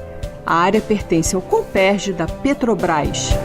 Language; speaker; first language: Portuguese; native; Portuguese